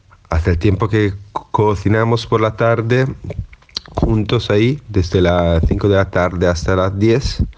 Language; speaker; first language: Spanish; non-native, fluent; Italian